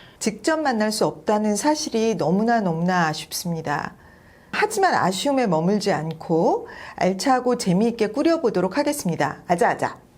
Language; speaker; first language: Korean; native; Korean